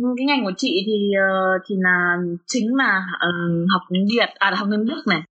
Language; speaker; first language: Vietnamese; early bilingual, other home language; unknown